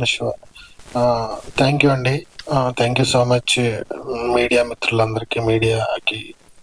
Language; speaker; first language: Telugu; native; Telugu